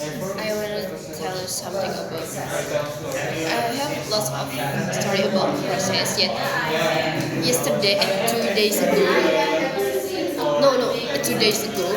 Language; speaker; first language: English; non-native, learner; Indonesian